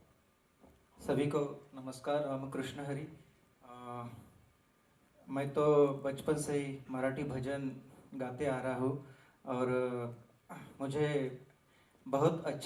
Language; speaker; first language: Hindi; non-native, local second language; Marathi